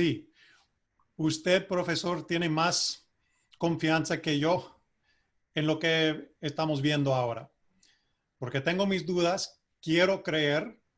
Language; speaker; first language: Spanish; non-native, fluent; English